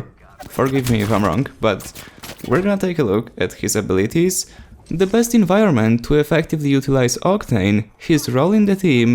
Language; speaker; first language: English; non-native, fluent; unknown